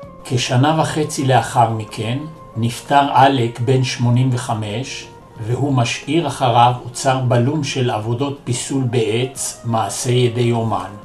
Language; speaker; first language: Hebrew; native; Hebrew